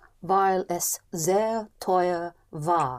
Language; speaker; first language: German; non-native, learner; English